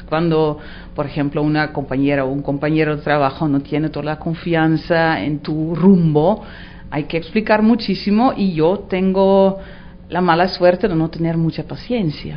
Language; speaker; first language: Spanish; non-native, fluent; Dutch